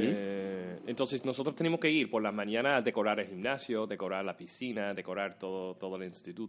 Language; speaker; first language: Spanish; non-native, fluent; English